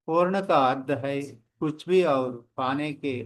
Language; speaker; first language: Hindi; non-native, local second language; Telugu